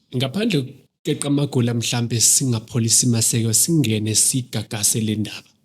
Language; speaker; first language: Zulu; native; Zulu